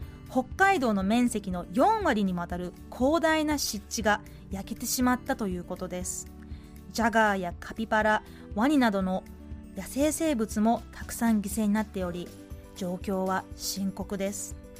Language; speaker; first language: Japanese; native; Japanese